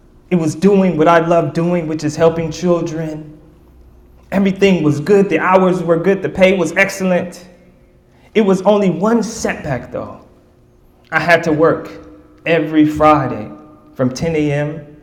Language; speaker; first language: English; native; English